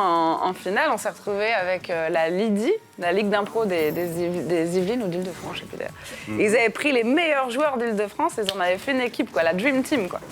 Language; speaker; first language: French; native; French